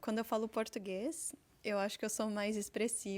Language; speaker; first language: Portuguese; early bilingual, heritage; Portuguese